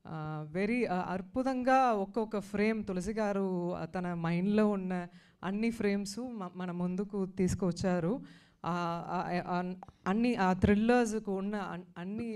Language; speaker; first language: Telugu; non-native, fluent; Tamil